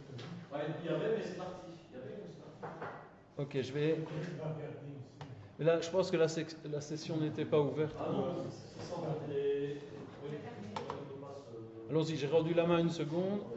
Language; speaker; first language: French; native; French